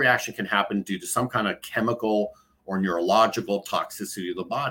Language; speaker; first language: English; native; English